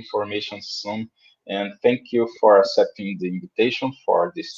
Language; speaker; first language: English; non-native, fluent; Portuguese